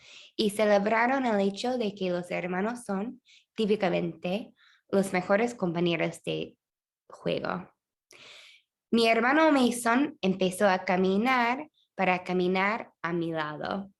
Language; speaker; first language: Spanish; non-native, fluent; English